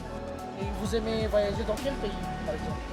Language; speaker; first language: French; non-native, local second language; Malagasy